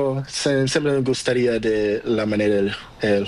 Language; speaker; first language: Spanish; non-native, learner; Portuguese